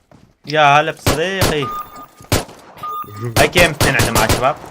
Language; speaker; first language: Arabic; native; Arabic